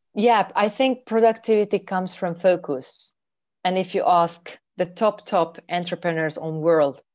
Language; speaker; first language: English; non-native, fluent; Hungarian